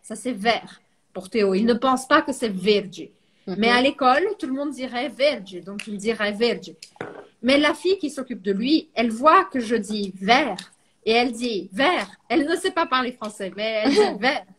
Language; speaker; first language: French; non-native, fluent; Portuguese